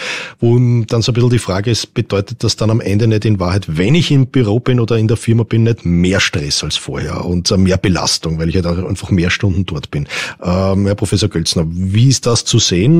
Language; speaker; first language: German; native; German